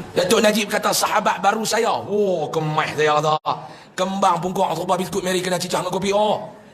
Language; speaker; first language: Malay; native; Malay